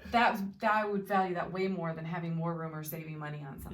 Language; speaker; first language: English; native; English